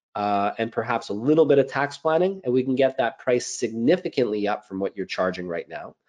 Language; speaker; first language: English; native; English